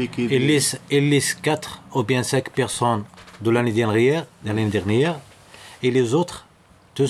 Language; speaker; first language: French; non-native, learner; Arabic